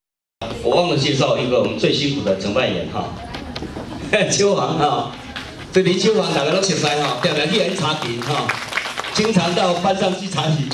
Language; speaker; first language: Chinese; native; Chinese